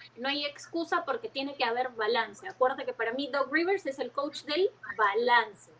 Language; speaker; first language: Spanish; native; Spanish